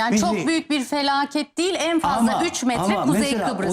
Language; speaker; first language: Turkish; native; Turkish